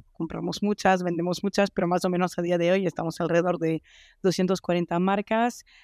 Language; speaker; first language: Spanish; non-native, fluent; French